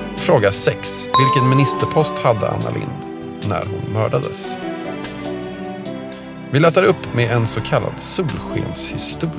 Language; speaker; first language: Swedish; native; Swedish